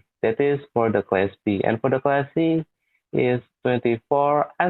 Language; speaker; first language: English; non-native, learner; Indonesian